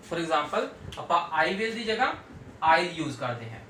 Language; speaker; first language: Hindi; non-native, local second language; Punjabi